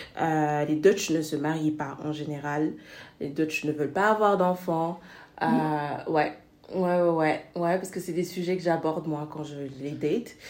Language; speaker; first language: French; non-native, local second language; Wolof